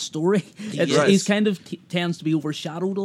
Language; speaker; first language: English; native; English